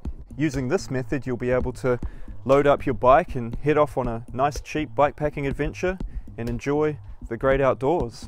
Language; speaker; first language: English; native; English